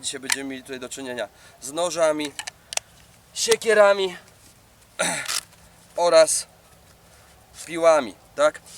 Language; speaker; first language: Polish; native; Polish